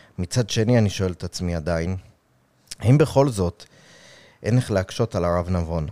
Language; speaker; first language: Hebrew; early bilingual, other home language; English